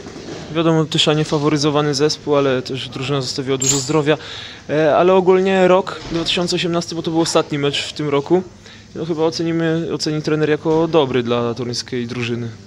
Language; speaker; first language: Polish; native; Polish